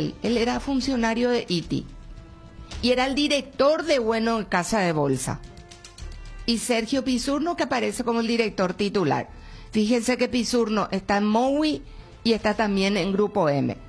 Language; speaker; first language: Spanish; native; Spanish